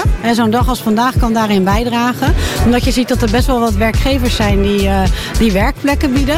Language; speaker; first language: Dutch; native; Dutch